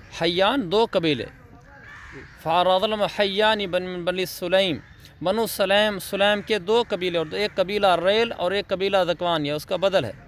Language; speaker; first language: Urdu; native; Urdu